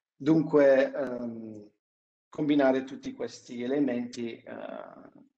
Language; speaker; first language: Italian; non-native, fluent; English